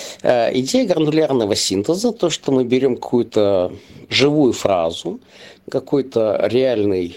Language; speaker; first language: Russian; native; Russian